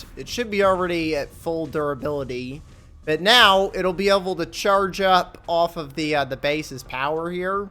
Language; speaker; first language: English; native; English